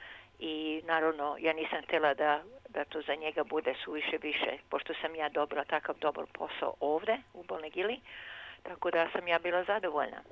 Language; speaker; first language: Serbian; early bilingual, heritage; Serbian